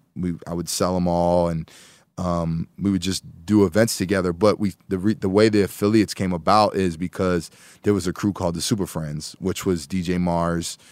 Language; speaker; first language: English; native; English